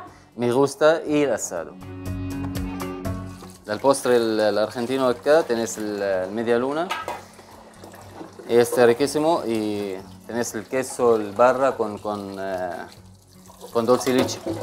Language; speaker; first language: Spanish; non-native, learner; Arabic